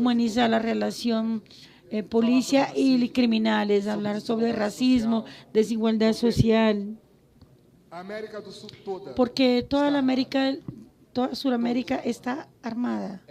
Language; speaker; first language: Spanish; non-native, fluent; Portuguese